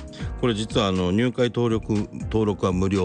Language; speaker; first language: Japanese; native; Japanese